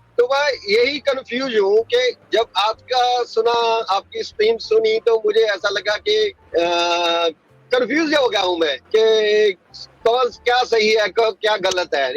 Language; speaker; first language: Hindi; early bilingual, heritage; Hindi